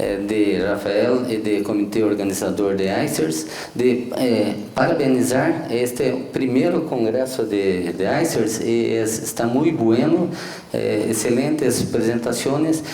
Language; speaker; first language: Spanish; non-native, fluent; Portuguese